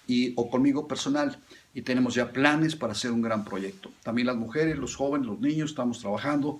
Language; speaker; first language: Spanish; native; Spanish